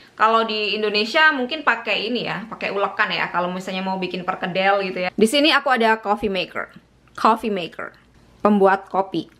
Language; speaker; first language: Indonesian; native; Indonesian